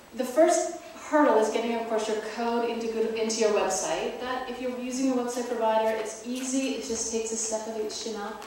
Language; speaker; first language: English; native; English